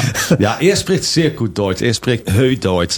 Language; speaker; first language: German; non-native, fluent; Dutch